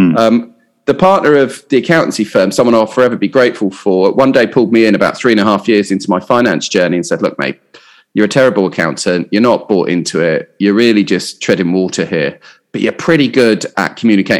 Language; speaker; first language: English; native; English